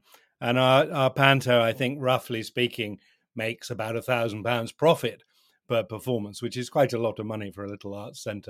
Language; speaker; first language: English; native; English